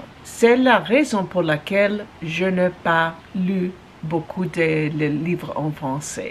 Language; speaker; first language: French; non-native, learner; English